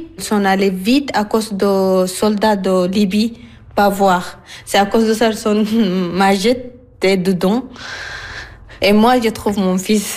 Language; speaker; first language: French; non-native, learner; Arabic